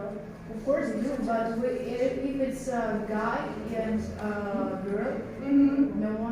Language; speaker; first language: English; non-native, learner; Russian